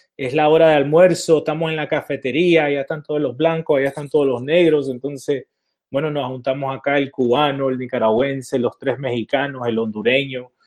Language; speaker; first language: Spanish; early bilingual, heritage; Spanish